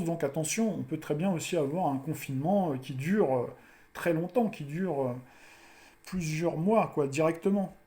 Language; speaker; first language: French; native; French